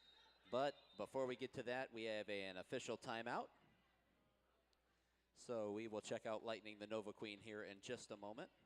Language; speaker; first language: English; native; English